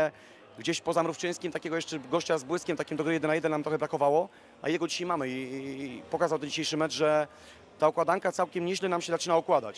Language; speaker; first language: Polish; native; Polish